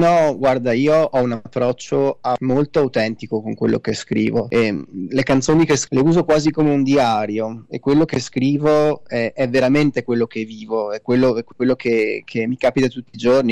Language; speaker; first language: Italian; native; Italian